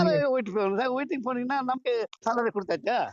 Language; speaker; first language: Tamil; non-native, learner; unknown